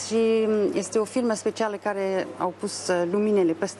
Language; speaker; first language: Romanian; non-native, fluent; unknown